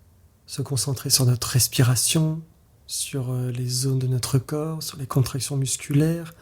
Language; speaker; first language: French; native; French